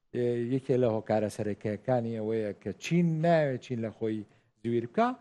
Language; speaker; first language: Central Kurdish; native; Central Kurdish